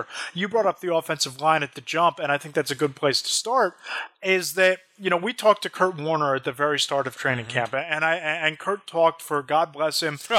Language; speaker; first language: English; native; English